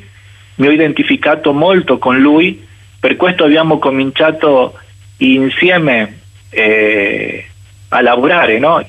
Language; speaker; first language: Italian; non-native, fluent; Spanish